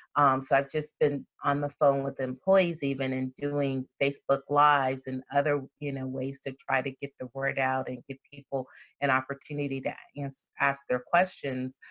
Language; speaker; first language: English; native; English